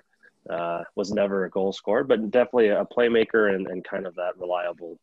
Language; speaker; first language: English; native; English